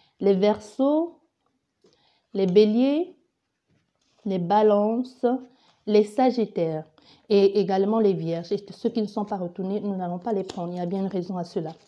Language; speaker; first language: French; native; French